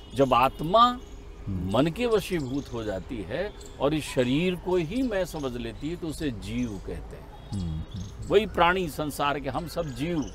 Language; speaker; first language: Hindi; native; Hindi